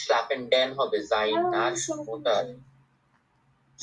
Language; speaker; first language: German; non-native, learner; Bangla